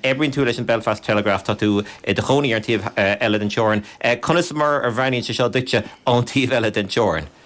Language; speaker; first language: Irish; native; Irish